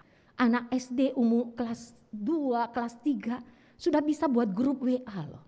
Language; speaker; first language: Indonesian; native; Indonesian